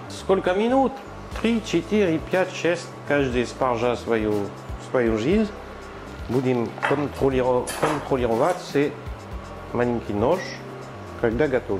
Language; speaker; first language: Russian; non-native, learner; French